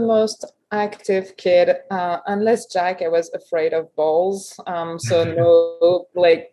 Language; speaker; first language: English; non-native, fluent; French